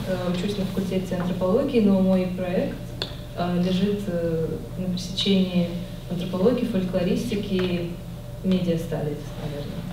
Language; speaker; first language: Russian; native; Russian